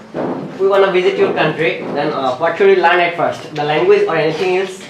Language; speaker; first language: English; non-native, learner; Bangla